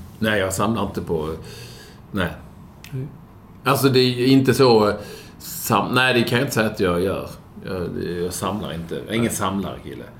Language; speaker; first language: Swedish; native; Swedish